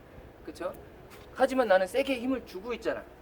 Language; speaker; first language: Korean; native; Korean